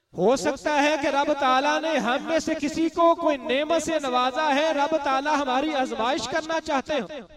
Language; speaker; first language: Urdu; non-native, local second language; Punjabi